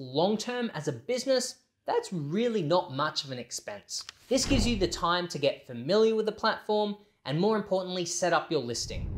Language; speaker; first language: English; native; English